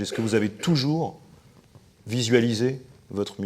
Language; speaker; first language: French; native; French